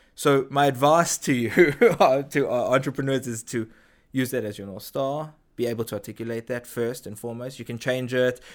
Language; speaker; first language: English; native; English